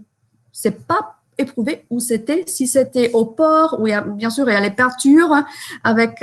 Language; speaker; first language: French; non-native, fluent; German